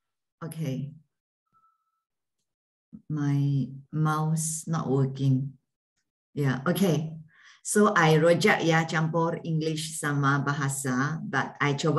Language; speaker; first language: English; non-native, fluent; Malay